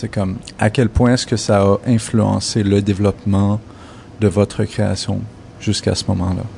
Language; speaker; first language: French; native; French